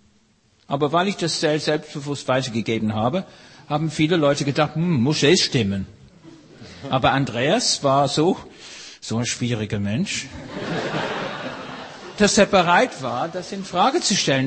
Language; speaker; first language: German; non-native, fluent; English